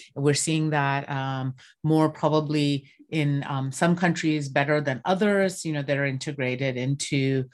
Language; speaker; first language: English; non-native, local second language; Bangla